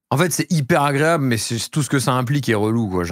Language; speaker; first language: French; native; French